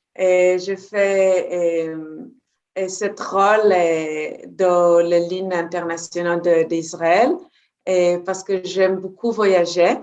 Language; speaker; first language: French; non-native, fluent; Hebrew